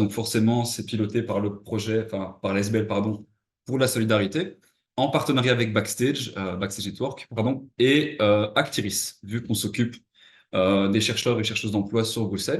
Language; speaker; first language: French; native; French